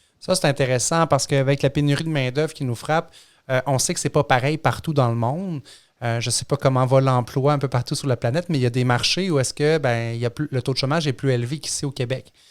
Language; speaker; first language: French; native; French